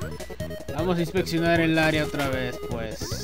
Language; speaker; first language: Spanish; native; Spanish